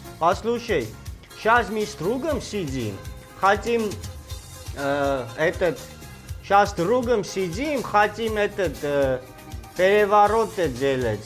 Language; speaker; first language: Russian; non-native, learner; Armenian